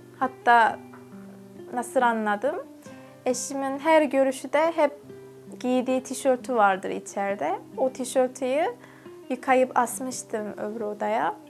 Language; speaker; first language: Turkish; non-native, fluent; Korean